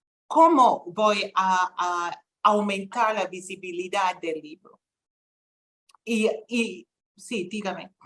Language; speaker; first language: Spanish; non-native, fluent; English